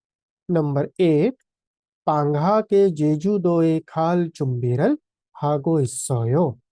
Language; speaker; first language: Korean; non-native, fluent; Hindi